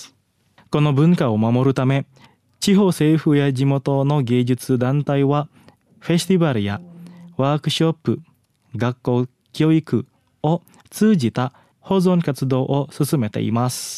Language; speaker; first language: Japanese; non-native, fluent; Indonesian